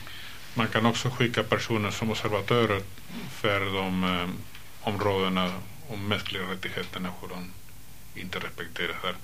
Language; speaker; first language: Swedish; non-native, fluent; Spanish